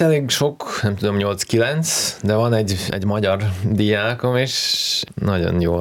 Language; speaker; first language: Hungarian; non-native, fluent; Russian